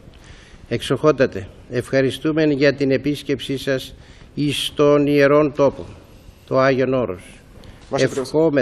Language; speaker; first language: Greek; native; Greek